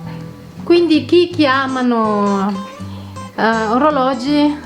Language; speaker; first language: Italian; non-native, learner; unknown